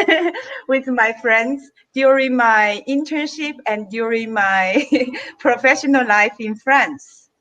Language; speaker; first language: English; non-native, fluent; Chinese